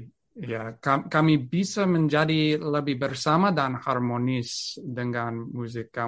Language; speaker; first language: Indonesian; non-native, fluent; English